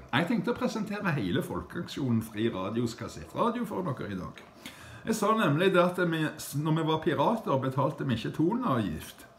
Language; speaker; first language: Norwegian; native; Norwegian